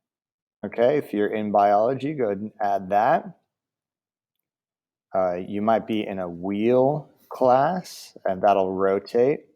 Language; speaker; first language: English; native; English